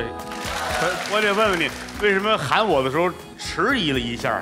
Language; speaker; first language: Chinese; native; Chinese